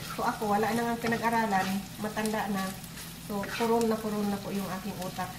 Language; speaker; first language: Filipino; non-native, local second language; Cebuano